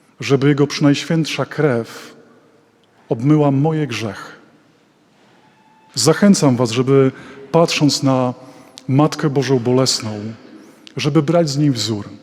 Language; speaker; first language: Polish; native; Polish